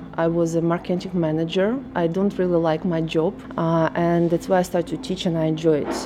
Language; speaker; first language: English; non-native, fluent; Russian